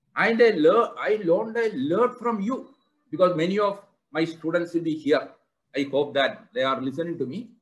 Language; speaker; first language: English; non-native, local second language; Malayalam